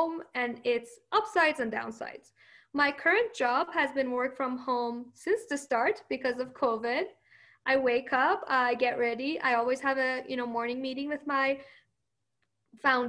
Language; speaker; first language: English; early bilingual, other home language; Persian